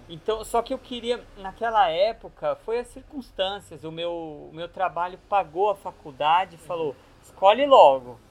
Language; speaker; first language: Portuguese; native; Portuguese